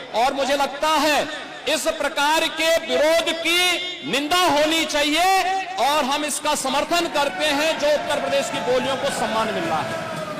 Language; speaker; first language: Hindi; native; Hindi